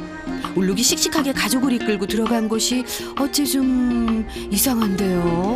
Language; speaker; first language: Korean; native; Korean